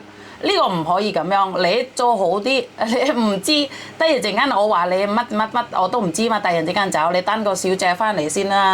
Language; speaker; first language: Cantonese; non-native, fluent; Indonesian